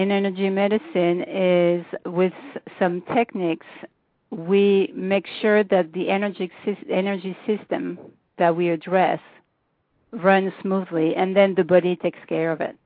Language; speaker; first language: English; non-native, fluent; French